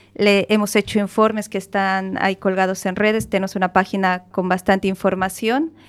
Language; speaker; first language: Spanish; native; Spanish